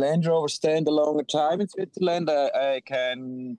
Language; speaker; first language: English; non-native, learner; Swiss German